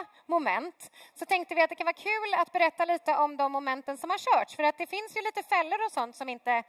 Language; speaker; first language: Swedish; native; Swedish